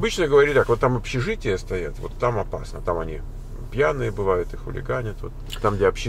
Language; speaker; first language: Russian; native; Russian